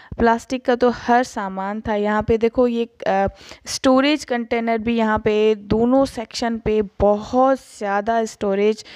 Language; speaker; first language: Urdu; native; Urdu